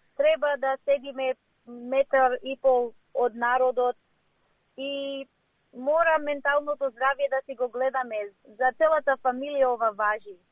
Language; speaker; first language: Macedonian; early bilingual, heritage; Macedonian